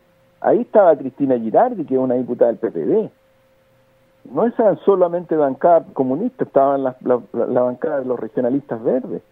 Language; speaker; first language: Spanish; native; Spanish